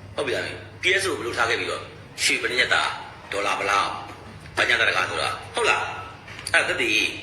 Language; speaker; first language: Burmese; native; Burmese